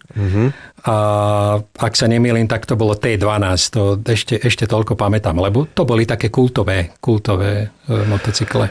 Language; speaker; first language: Slovak; early bilingual, heritage; Slovak